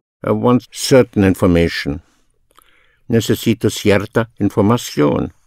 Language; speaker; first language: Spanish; non-native, fluent; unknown